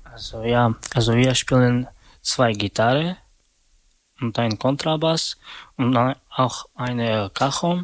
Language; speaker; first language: German; non-native, learner; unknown